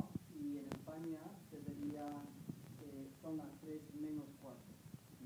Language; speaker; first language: Spanish; non-native, fluent; English